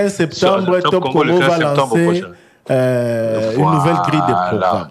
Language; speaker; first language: French; non-native, local second language; Lingala